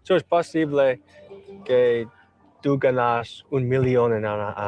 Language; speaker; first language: Spanish; non-native, learner; English